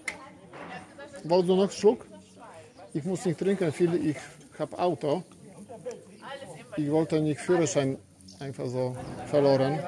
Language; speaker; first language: German; non-native, learner; Polish